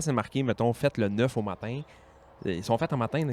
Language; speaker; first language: French; native; French